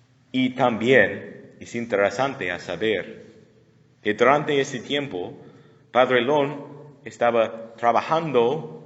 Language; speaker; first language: Spanish; non-native, learner; English